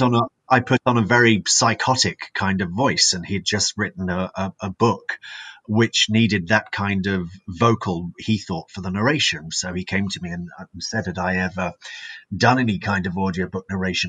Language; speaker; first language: English; native; English